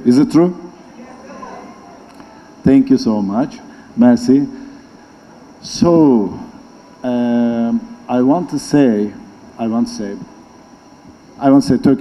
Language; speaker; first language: English; non-native, learner; Turkish